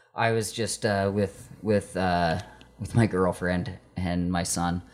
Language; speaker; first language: English; native; English